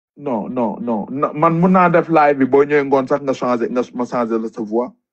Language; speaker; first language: Wolof; non-native, local second language; Fula